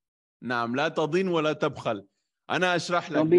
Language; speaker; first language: Arabic; non-native, fluent; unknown